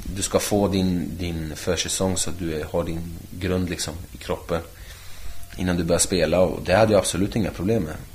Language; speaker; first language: Swedish; native; Swedish